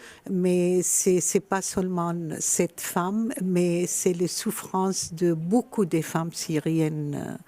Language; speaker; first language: French; non-native, fluent; Arabic